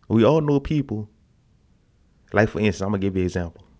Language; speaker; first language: English; native; English